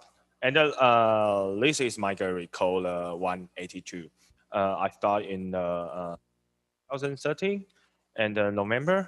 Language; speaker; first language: English; non-native, learner; Chinese